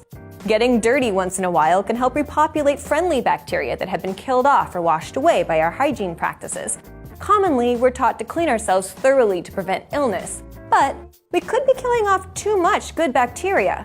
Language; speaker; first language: English; native; English